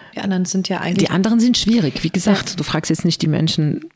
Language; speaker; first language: German; non-native, fluent; Arabic